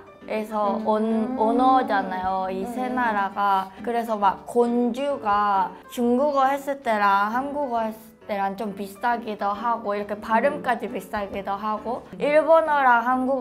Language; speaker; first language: Korean; non-native, fluent; Japanese